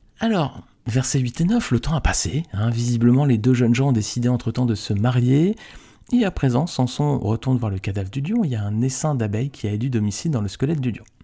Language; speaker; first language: French; native; French